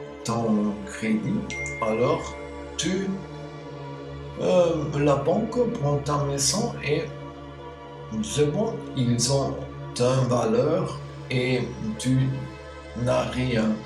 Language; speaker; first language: French; non-native, learner; German